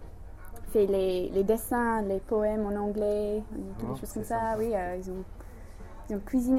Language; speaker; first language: French; non-native, learner; English